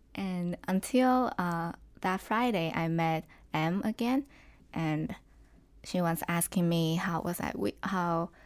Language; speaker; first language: English; non-native, fluent; Chinese